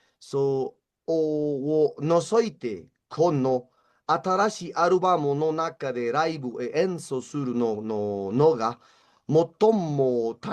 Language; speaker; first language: Japanese; non-native, learner; Spanish